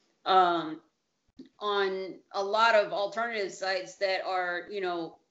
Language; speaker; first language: English; native; English